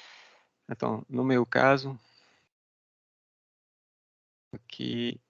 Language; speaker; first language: Portuguese; non-native, fluent; French